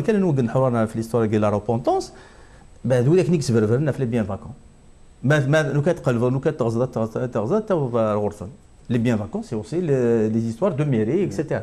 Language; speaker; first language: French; non-native, local second language; Kabyle